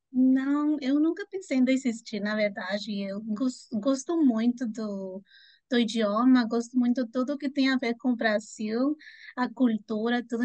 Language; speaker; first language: Portuguese; non-native, fluent; Spanish